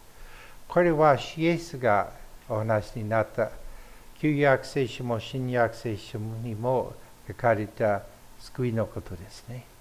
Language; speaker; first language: Japanese; non-native, fluent; English